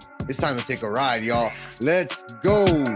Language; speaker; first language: English; native; English